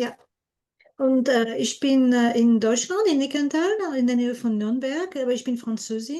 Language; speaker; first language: German; non-native, fluent; French